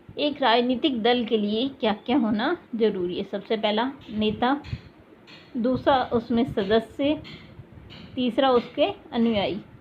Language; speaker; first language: Hindi; native; Hindi